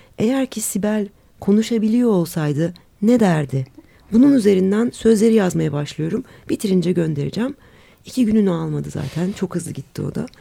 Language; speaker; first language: Turkish; native; Turkish